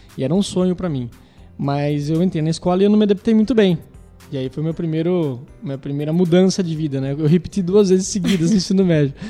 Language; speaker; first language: Portuguese; native; Portuguese